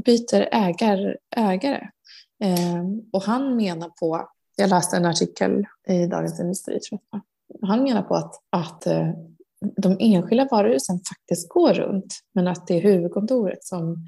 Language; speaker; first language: Swedish; native; Swedish